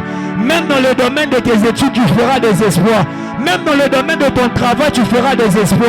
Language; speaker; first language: French; non-native, local second language; Lingala